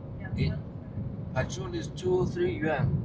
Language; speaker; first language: English; non-native, fluent; Chinese